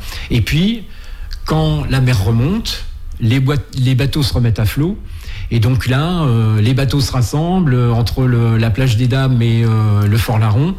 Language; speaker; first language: French; native; French